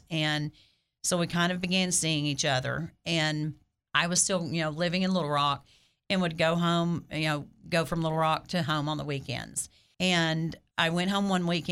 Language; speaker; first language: English; native; English